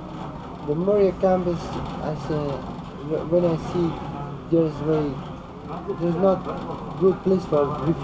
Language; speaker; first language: English; non-native, learner; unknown